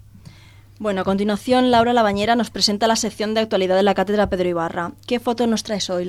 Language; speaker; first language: Spanish; native; Spanish